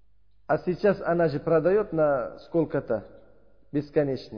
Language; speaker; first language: Russian; non-native, learner; Uzbek